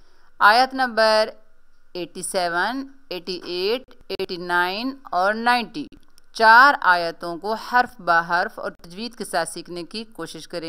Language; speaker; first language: Urdu; native; Urdu